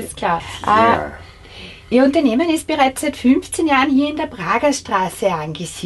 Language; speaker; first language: German; native; German